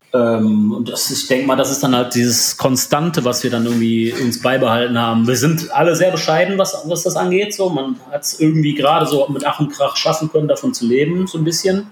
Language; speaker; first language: German; early bilingual, other home language; Polish